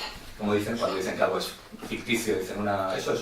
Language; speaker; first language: Spanish; native; Spanish